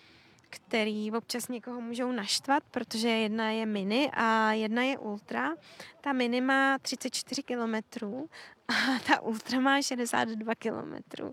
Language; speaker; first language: Czech; native; Czech